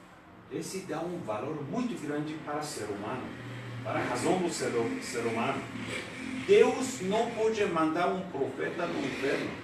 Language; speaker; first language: Portuguese; non-native, learner; Persian